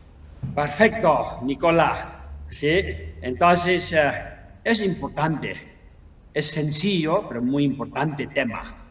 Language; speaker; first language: Spanish; non-native, learner; Tibetan